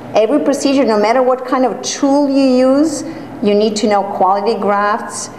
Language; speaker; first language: English; non-native, fluent; Serbian